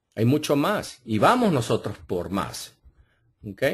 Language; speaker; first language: Spanish; early bilingual, heritage; Spanish